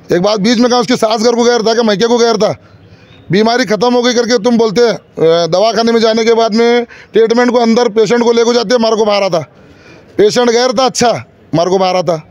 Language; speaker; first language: Hindi; native; Hindi